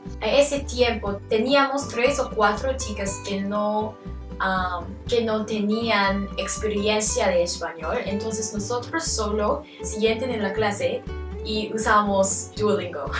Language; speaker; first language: Spanish; non-native, learner; English